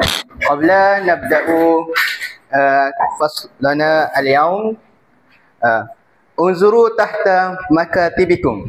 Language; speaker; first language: Arabic; non-native, learner; Malay